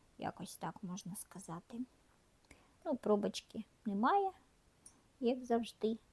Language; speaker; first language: Ukrainian; non-native, local second language; Russian